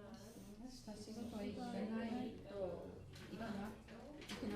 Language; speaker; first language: Japanese; non-native, learner; English